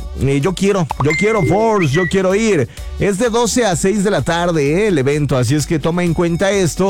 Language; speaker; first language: Spanish; native; Spanish